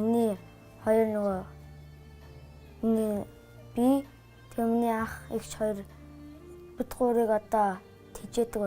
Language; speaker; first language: Mongolian; early bilingual, heritage; Mongolian